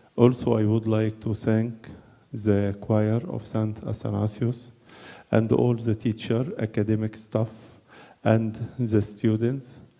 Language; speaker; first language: English; non-native, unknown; Arabic